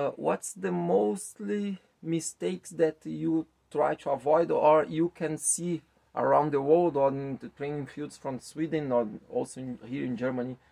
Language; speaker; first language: English; non-native, learner; Portuguese